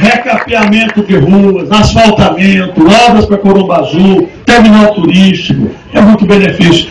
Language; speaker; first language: Portuguese; native; Portuguese